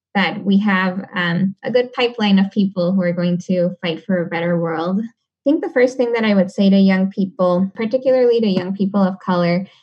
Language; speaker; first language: English; non-native, fluent; Spanish